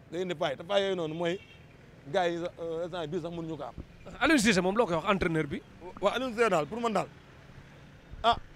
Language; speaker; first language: Wolof; native; Wolof